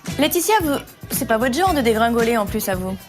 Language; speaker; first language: French; native; French